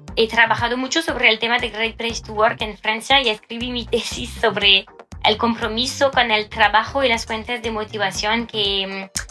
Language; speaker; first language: Spanish; non-native, fluent; French